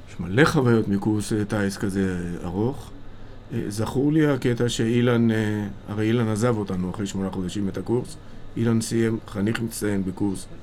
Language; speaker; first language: Hebrew; native; Hebrew